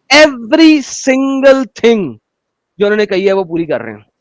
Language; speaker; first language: Hindi; native; Hindi